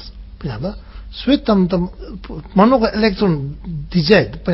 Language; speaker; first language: Russian; non-native, learner; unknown